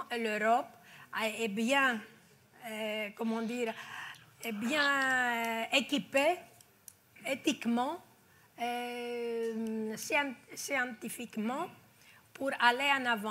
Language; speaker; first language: French; non-native, fluent; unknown